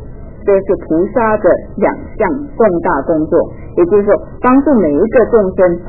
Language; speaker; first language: Chinese; native; Chinese